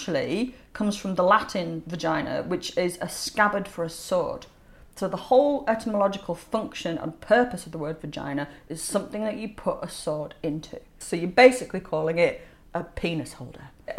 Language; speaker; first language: English; native; English